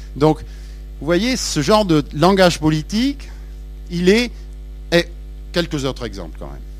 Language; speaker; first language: French; native; French